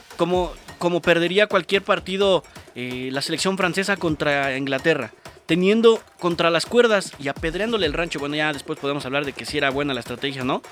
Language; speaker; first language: Spanish; native; Spanish